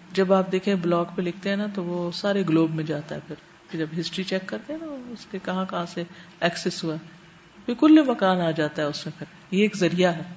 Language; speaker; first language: Urdu; native; Urdu